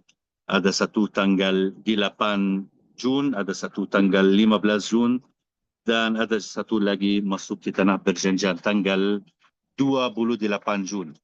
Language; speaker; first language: Indonesian; non-native, fluent; Arabic